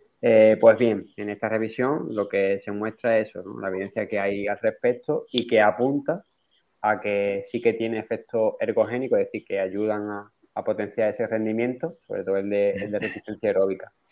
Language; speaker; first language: Spanish; native; Spanish